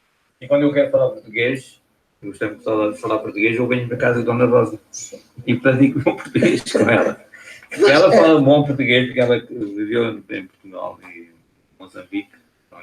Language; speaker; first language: Portuguese; non-native, fluent; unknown